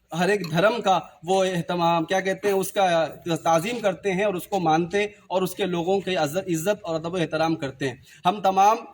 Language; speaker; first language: Urdu; native; Urdu